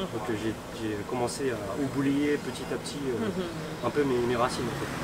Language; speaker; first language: French; early bilingual, other home language; Min Nan Chinese